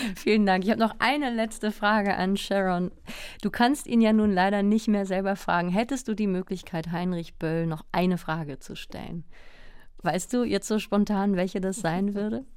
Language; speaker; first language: German; native; German